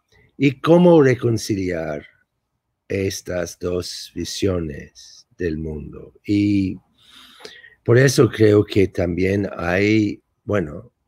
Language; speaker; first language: Spanish; non-native, fluent; English